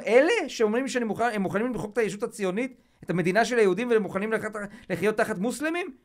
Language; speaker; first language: Hebrew; native; Hebrew